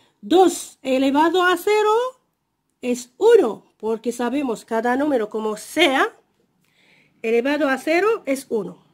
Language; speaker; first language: Spanish; non-native, fluent; Arabic